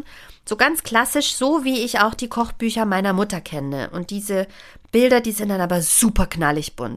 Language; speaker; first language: German; native; German